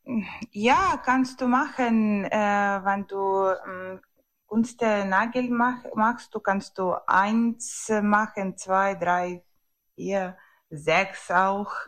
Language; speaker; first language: German; non-native, learner; Ukrainian